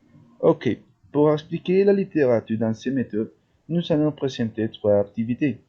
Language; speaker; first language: French; non-native, learner; Spanish